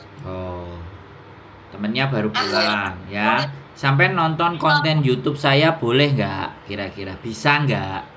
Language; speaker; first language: Indonesian; non-native, local second language; Javanese